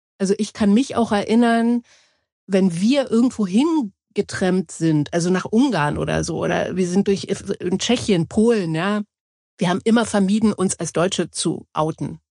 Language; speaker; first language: German; native; German